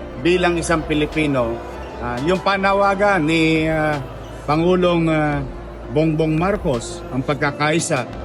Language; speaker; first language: Filipino; native; Filipino